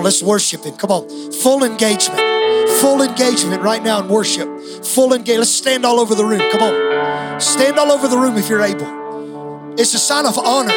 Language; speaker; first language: English; native; English